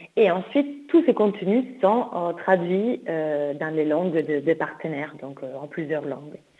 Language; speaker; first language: French; non-native, fluent; Italian